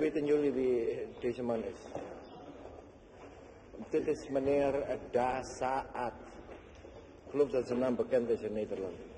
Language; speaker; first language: Dutch; non-native, fluent; Indonesian